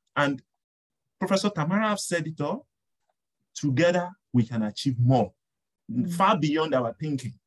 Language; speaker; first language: English; non-native, local second language; Yoruba